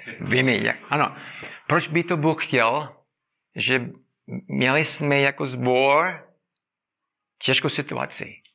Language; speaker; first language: Czech; non-native, fluent; English